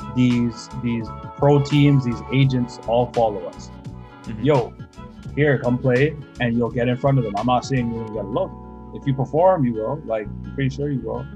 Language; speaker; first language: English; native; English